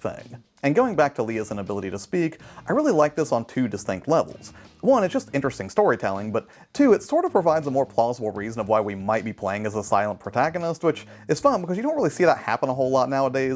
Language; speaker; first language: English; native; English